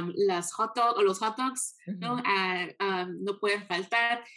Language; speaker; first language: Spanish; early bilingual, heritage; Spanish